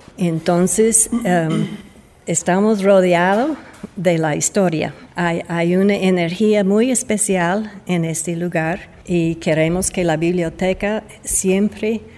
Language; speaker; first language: Spanish; non-native, fluent; English